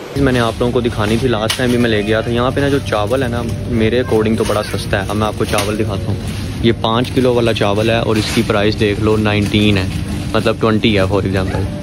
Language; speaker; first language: Urdu; native; Urdu